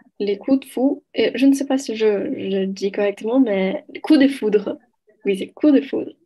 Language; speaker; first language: French; non-native, learner; Portuguese